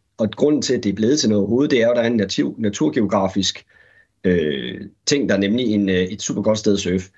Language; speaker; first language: Danish; native; Danish